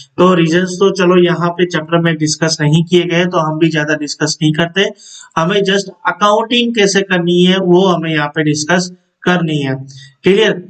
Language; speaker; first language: Hindi; non-native, local second language; Gujarati